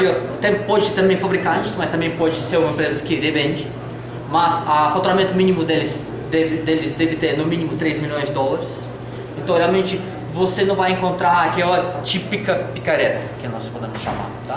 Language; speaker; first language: Portuguese; non-native, learner; Russian